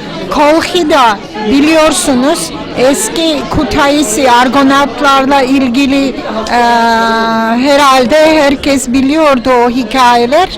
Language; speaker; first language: Turkish; non-native, fluent; Georgian